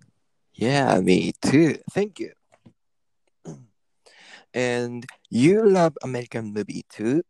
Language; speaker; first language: English; non-native, learner; Japanese